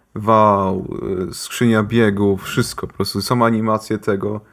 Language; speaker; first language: Polish; early bilingual, heritage; German